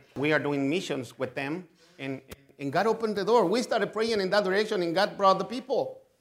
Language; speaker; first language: English; non-native, fluent; Spanish